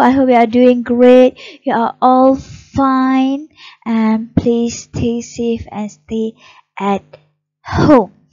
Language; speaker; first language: English; non-native, local second language; Malay